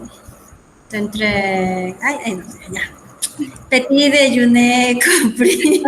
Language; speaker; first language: French; non-native, learner; Spanish